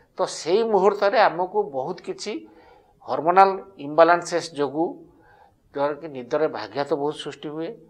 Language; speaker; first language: Odia; native; Odia